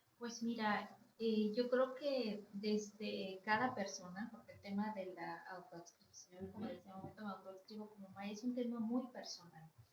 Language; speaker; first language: Spanish; non-native, local second language; Yucateco